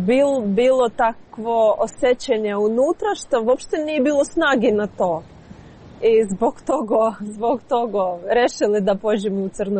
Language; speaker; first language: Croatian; non-native, learner; Ukrainian